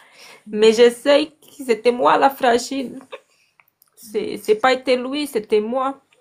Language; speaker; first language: French; non-native, learner; Portuguese